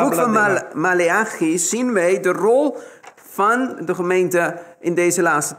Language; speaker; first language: Dutch; non-native, fluent; Spanish